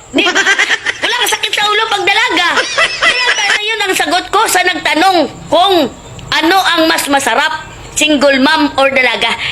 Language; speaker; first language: Filipino; non-native, local second language; Hiligaynon